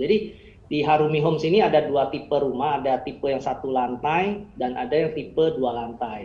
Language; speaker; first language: Indonesian; native; Indonesian